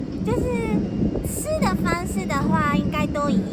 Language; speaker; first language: Chinese; early bilingual, heritage; Japanese